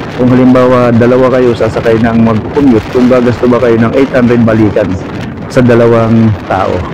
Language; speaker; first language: Filipino; non-native, local second language; Waray